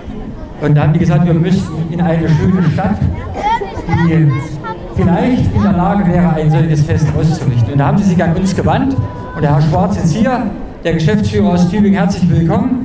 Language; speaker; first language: German; native; German